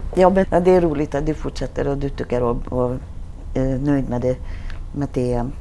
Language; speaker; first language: Swedish; non-native, fluent; Hungarian